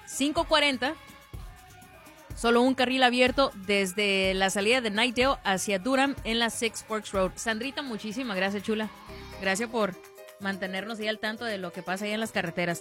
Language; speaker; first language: Spanish; native; Spanish